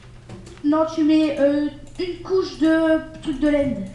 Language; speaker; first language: French; native; French